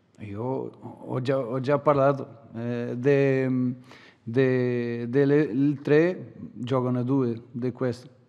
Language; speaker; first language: Italian; non-native, learner; Portuguese